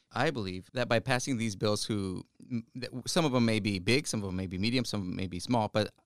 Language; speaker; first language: English; early bilingual, other home language; Spanish